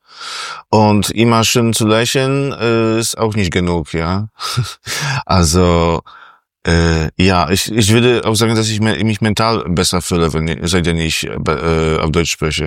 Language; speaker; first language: German; non-native, fluent; Polish